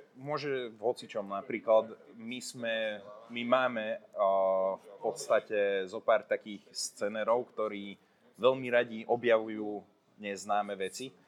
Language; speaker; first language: Slovak; non-native, local second language; Hungarian